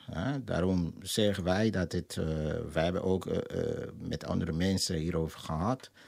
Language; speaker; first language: Dutch; non-native, fluent; Lingala